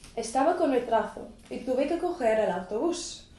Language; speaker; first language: Spanish; non-native, fluent; English